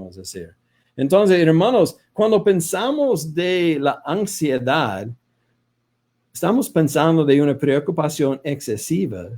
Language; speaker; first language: Spanish; non-native, fluent; English